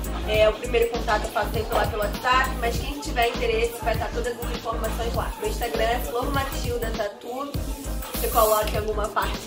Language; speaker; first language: Portuguese; native; Portuguese